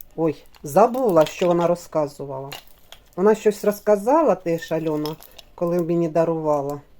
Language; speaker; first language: Ukrainian; non-native, local second language; Russian